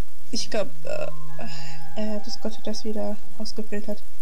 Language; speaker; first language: German; native; German